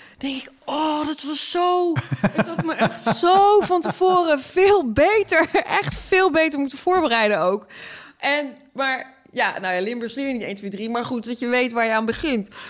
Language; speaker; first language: Dutch; native; Dutch